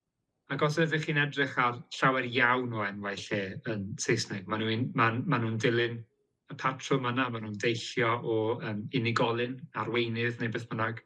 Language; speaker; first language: Welsh; native; Welsh